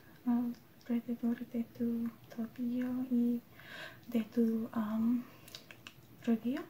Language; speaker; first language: Spanish; non-native, learner; English